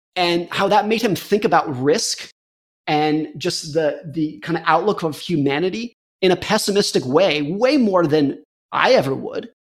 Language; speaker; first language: English; native; English